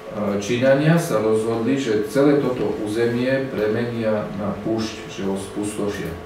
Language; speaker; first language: Slovak; native; Slovak